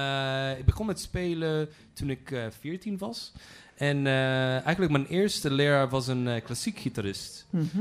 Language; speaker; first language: Dutch; non-native, fluent; Polish